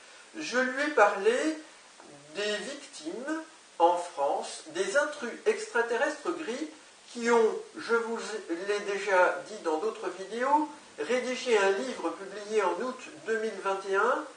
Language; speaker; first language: French; native; French